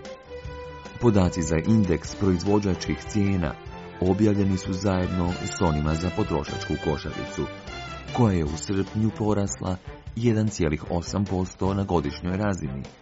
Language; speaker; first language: Croatian; native; Croatian